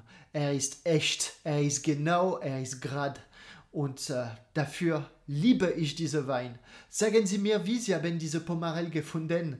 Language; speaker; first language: German; non-native, fluent; French